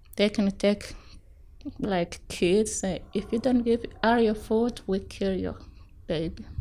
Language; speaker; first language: English; non-native, local second language; Rundi